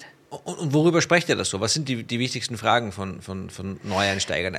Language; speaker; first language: German; native; German